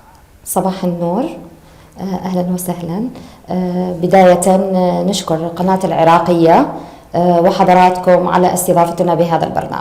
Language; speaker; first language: Arabic; native; Arabic